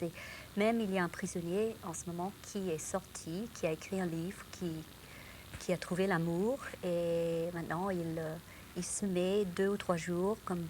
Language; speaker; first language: French; non-native, local second language; English